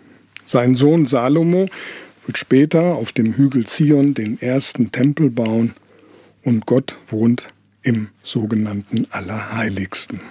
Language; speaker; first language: German; native; German